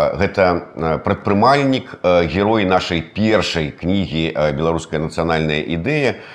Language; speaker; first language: Belarusian; native; Belarusian